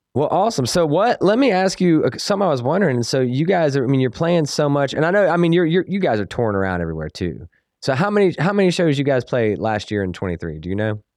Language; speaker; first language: English; native; English